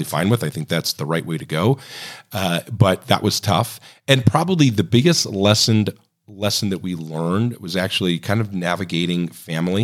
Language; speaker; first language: English; native; English